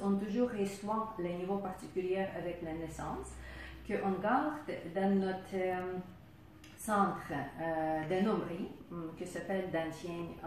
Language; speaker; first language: French; non-native, fluent; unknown